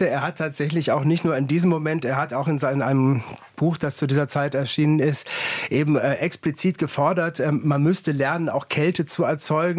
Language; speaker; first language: German; native; German